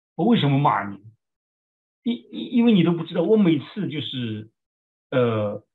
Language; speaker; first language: Chinese; native; Chinese